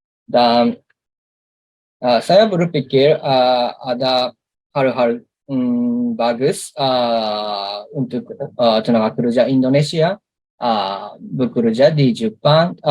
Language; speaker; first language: Indonesian; non-native, learner; Japanese